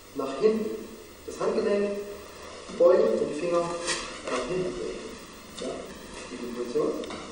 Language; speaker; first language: German; native; German